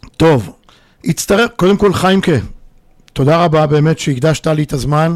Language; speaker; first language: Hebrew; native; Hebrew